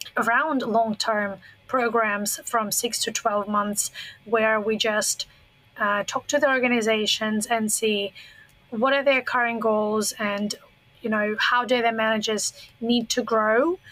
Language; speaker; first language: English; non-native, fluent; Russian